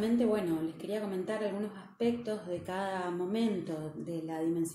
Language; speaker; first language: Spanish; native; Spanish